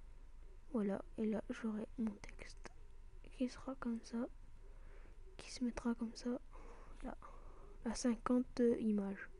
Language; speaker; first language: French; native; French